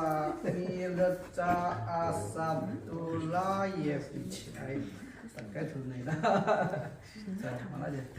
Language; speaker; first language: Russian; non-native, learner; Chinese